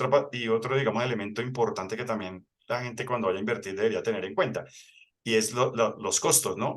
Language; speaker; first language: Spanish; native; Spanish